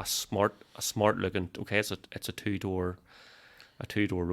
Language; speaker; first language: English; native; English